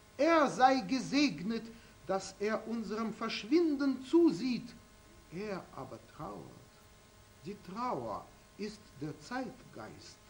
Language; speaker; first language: German; non-native, fluent; Russian